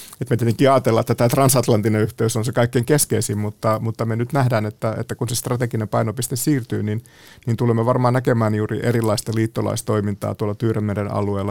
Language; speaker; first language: Finnish; native; Finnish